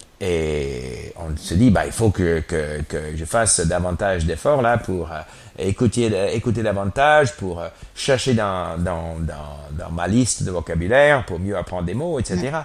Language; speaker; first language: French; non-native, fluent; English